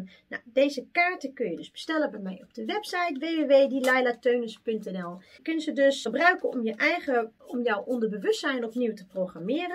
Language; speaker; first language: Dutch; native; Dutch